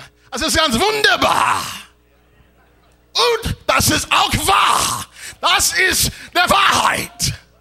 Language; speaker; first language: German; non-native, learner; English